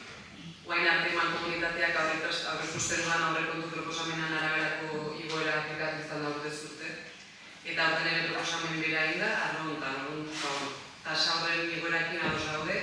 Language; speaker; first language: Basque; native; Basque